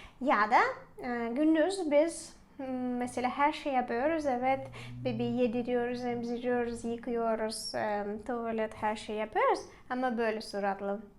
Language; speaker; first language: Turkish; non-native, fluent; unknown